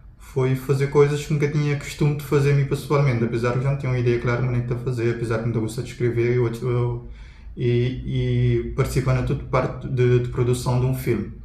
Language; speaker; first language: Portuguese; non-native, local second language; Kabuverdianu